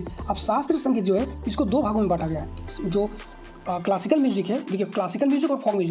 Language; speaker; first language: Hindi; native; Hindi